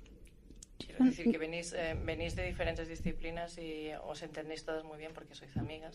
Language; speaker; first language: Spanish; native; Spanish